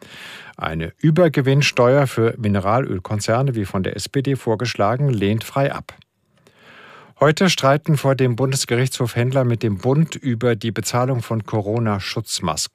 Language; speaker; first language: German; native; German